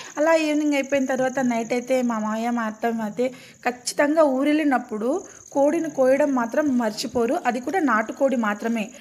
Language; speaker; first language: Telugu; native; Telugu